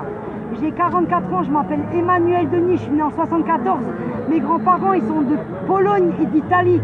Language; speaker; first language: French; native; French